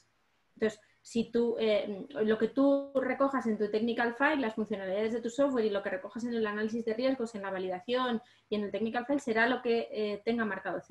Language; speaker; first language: Spanish; native; Spanish